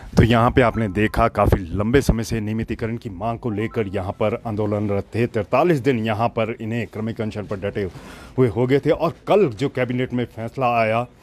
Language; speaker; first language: Hindi; native; Hindi